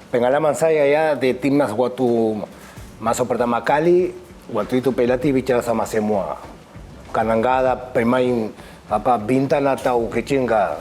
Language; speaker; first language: Indonesian; non-native, fluent; Spanish